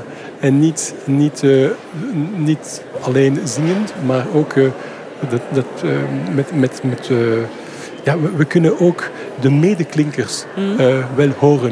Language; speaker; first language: Dutch; non-native, fluent; French